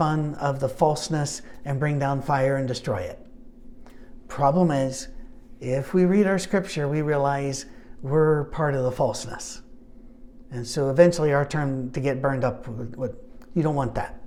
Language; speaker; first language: English; native; English